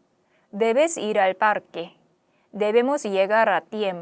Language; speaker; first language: Spanish; non-native, fluent; Korean